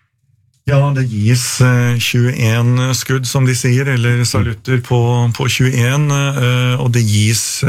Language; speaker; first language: Norwegian; native; Norwegian